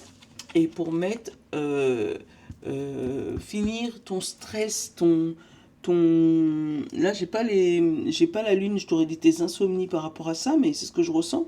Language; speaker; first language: French; native; French